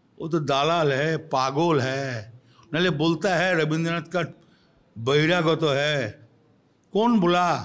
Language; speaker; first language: Hindi; non-native, local second language; Bangla